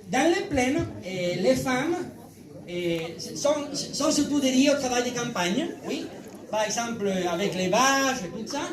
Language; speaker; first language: French; non-native, fluent; Spanish